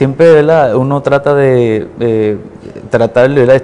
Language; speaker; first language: Spanish; native; Spanish